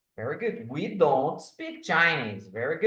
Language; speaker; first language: English; non-native, fluent; Portuguese